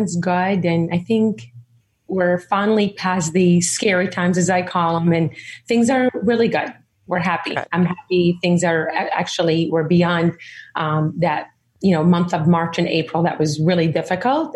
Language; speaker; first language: English; early bilingual, other home language; Arabic